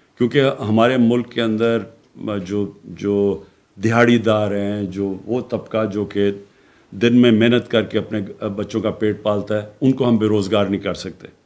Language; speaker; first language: Urdu; native; Urdu